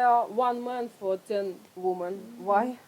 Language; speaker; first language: English; non-native, learner; Russian